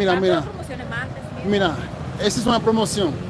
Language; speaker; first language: Spanish; non-native, fluent; English